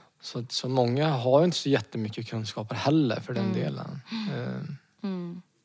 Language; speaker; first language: Swedish; early bilingual, other home language; Romany